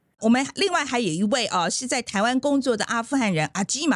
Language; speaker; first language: Chinese; native; Chinese